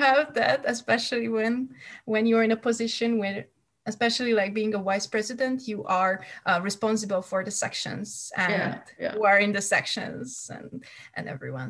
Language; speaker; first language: English; non-native, fluent; Hungarian